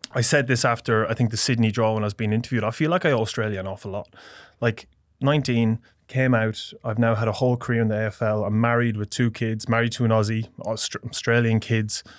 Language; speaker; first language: English; native; English